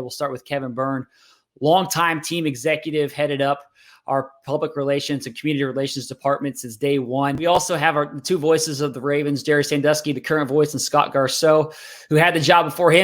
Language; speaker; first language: English; native; English